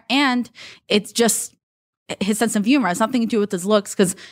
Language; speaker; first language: English; non-native, fluent; Hebrew